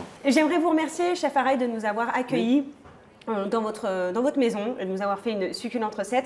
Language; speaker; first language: French; native; French